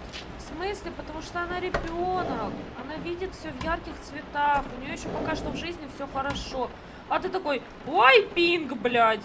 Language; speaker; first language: Russian; native; Russian